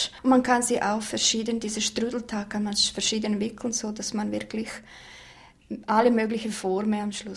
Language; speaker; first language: German; non-native, fluent; Bosnian